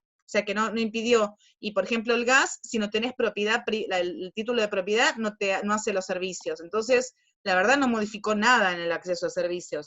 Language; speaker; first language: Spanish; native; Spanish